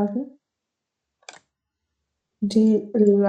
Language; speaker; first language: German; non-native, learner; Macedonian